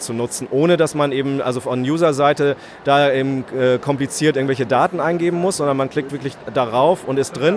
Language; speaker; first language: German; native; German